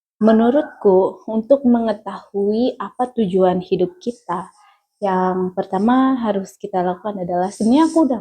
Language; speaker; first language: Indonesian; native; Indonesian